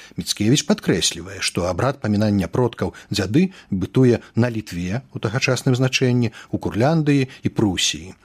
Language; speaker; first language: Belarusian; native; Belarusian